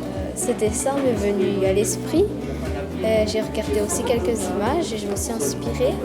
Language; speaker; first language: French; non-native, local second language; Malagasy